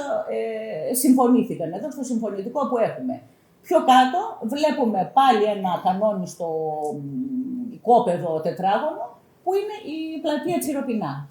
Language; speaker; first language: Greek; native; Greek